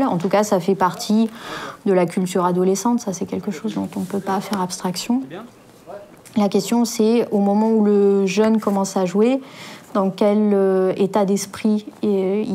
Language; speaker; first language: French; native; French